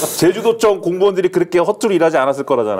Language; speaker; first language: Korean; native; Korean